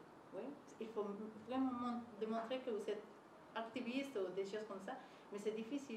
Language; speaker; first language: French; non-native, learner; Spanish